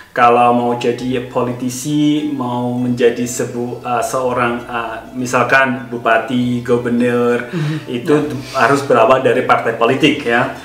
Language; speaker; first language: Indonesian; native; Indonesian